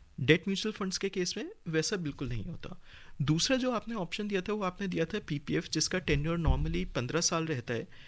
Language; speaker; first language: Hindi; native; Hindi